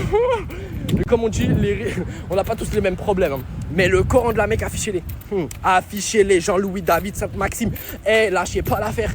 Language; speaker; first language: French; native; French